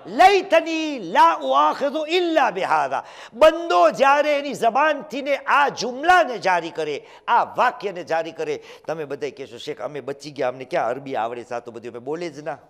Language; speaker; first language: Gujarati; early bilingual, heritage; Gujarati